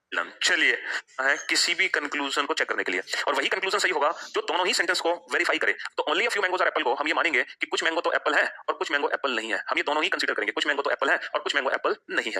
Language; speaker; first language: Hindi; native; Hindi